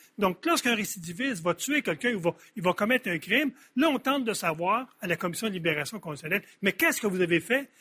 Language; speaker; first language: French; native; French